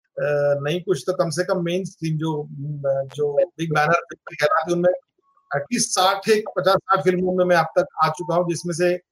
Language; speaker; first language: Hindi; non-native, local second language; Marathi